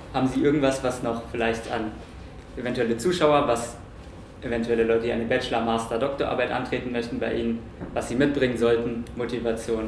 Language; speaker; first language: German; native; German